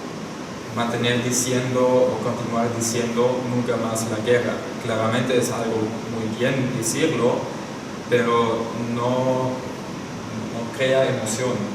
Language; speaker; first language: Spanish; non-native, fluent; German